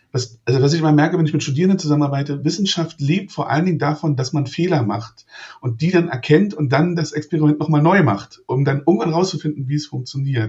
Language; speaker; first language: German; native; German